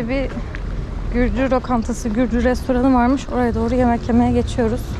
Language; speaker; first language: Turkish; native; Turkish